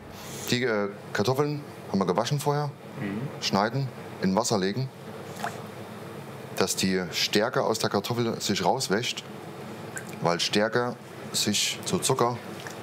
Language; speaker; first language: German; native; German